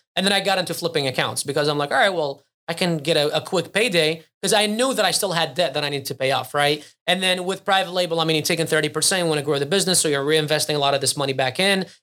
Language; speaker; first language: English; early bilingual, other home language; Arabic